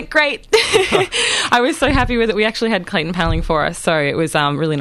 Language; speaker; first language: English; native; English